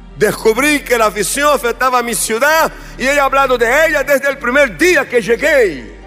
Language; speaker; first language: Spanish; non-native, fluent; Portuguese